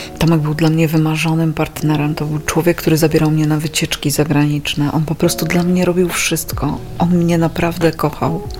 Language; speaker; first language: Polish; native; Polish